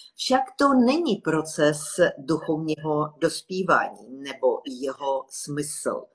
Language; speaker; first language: Czech; non-native, fluent; Russian